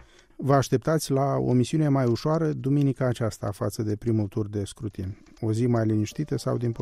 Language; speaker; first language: Romanian; native; Romanian